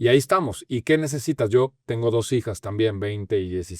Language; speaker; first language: Spanish; native; Spanish